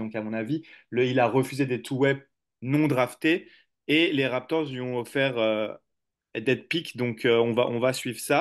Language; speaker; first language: French; native; French